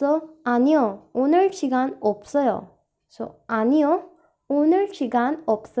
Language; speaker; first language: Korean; non-native, learner; Hindi